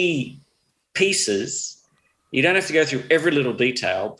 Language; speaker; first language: English; native; English